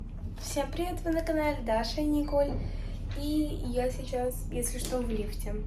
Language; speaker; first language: Russian; early bilingual, heritage; Russian